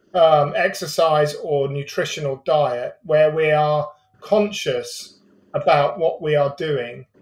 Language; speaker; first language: English; native; English